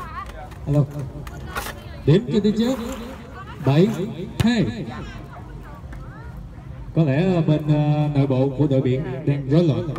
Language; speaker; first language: Vietnamese; native; Vietnamese